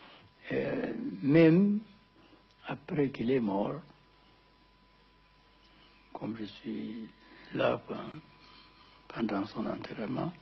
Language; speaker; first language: French; non-native, fluent; Amharic